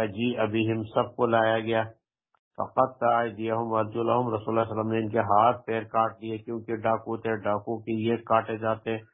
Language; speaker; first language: Urdu; non-native, local second language; Pashto